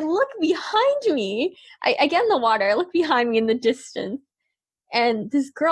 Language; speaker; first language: English; native; English